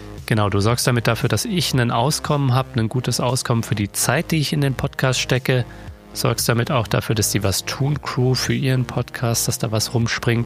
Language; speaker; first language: German; native; German